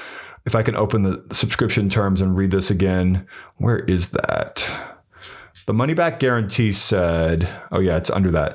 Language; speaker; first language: English; native; English